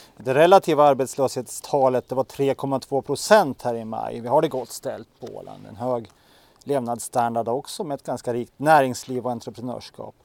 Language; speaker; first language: Swedish; native; Swedish